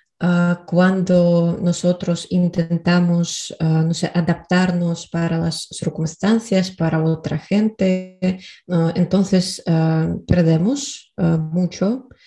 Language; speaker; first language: Spanish; non-native, learner; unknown